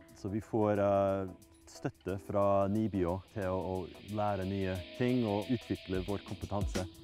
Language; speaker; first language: Norwegian; non-native, fluent; English